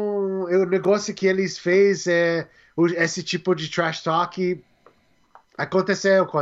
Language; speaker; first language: Portuguese; non-native, learner; English